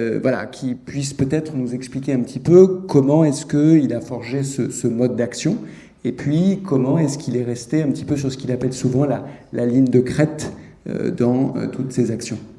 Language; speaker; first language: French; native; French